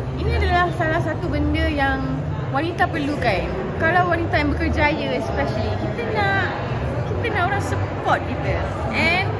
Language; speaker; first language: Malay; native; Malay